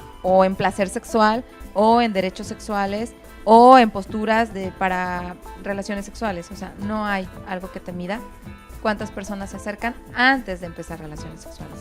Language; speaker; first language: Spanish; native; Spanish